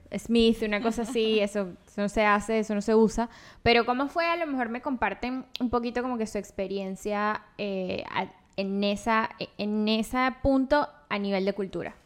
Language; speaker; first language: Spanish; native; Spanish